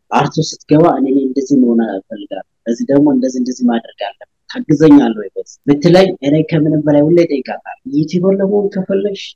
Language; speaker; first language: Amharic; native; Amharic